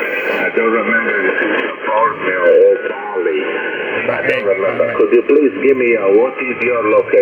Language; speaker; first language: English; non-native, fluent; Italian